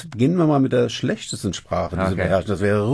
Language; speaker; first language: German; native; German